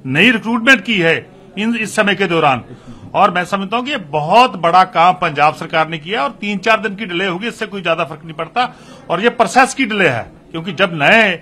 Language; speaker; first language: Hindi; non-native, local second language; Punjabi